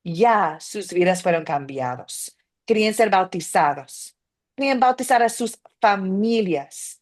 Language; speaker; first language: Spanish; non-native, fluent; English